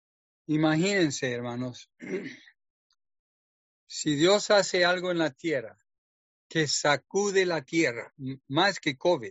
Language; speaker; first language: Spanish; non-native, fluent; English